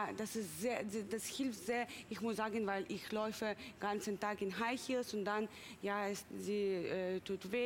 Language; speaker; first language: German; non-native, fluent; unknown